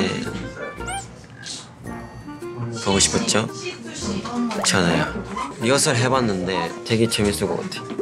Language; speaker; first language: Korean; non-native, fluent; Japanese